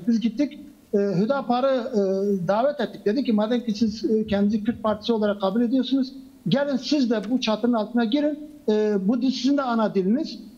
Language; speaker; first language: Turkish; non-native, local second language; Kurdish